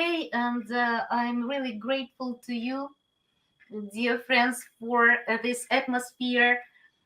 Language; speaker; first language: English; non-native, learner; Ukrainian